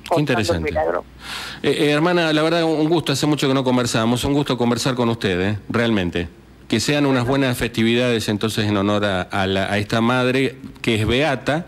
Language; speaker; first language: Spanish; native; Spanish